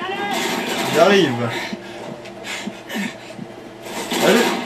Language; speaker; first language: French; native; French